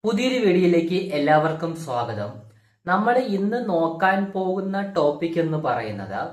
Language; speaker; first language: Malayalam; native; Malayalam